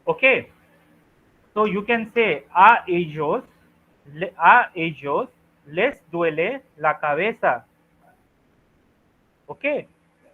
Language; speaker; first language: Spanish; non-native, fluent; Hindi